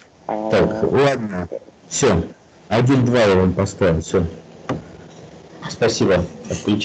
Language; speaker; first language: Russian; native; Russian